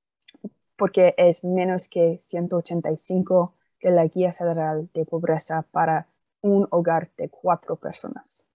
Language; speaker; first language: Spanish; non-native, fluent; English